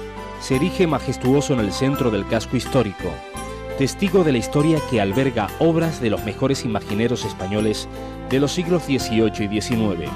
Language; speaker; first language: Spanish; native; Spanish